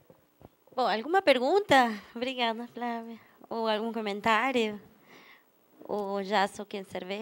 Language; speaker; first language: Portuguese; non-native, fluent; German